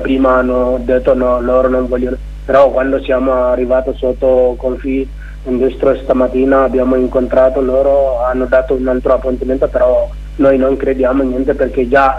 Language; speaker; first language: Italian; non-native, learner; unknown